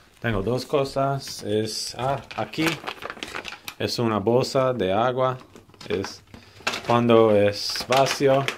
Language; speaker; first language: Spanish; non-native, learner; English